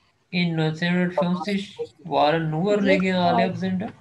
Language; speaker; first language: German; non-native, fluent; Urdu